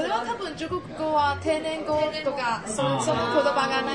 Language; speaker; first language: Japanese; non-native, learner; Chinese